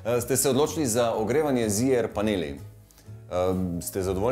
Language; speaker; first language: Slovenian; native; Slovenian